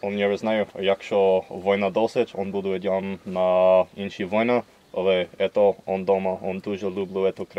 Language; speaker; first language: Ukrainian; non-native, learner; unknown